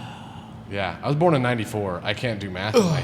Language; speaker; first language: English; native; English